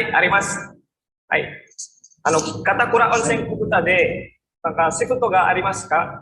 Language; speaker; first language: Japanese; non-native, learner; Indonesian